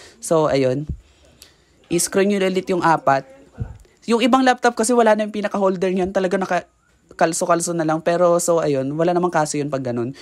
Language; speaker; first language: Filipino; native; Filipino